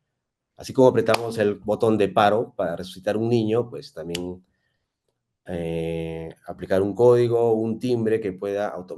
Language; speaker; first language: Spanish; native; Spanish